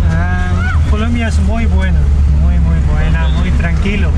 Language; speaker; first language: Spanish; non-native, learner; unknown